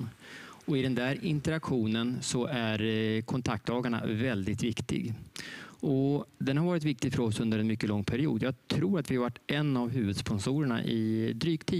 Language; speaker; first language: Swedish; native; Swedish